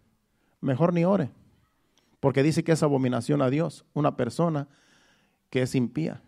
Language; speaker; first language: Spanish; native; Spanish